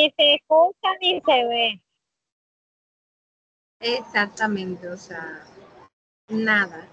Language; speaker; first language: Spanish; native; Spanish